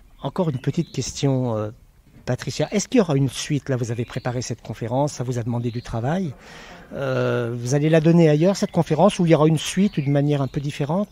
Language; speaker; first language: French; native; French